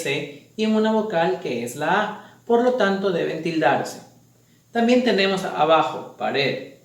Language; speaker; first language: Spanish; native; Spanish